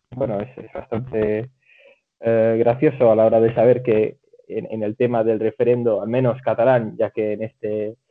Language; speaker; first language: Spanish; early bilingual, other home language; Catalan